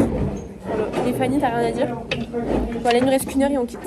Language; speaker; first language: French; native; French